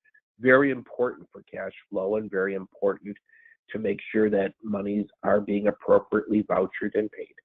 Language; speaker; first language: English; native; English